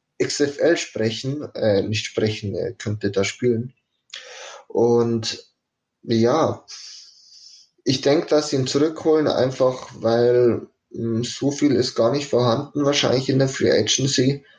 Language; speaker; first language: German; native; German